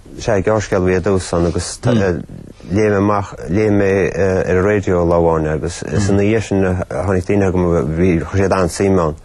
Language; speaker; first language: Irish; native; Irish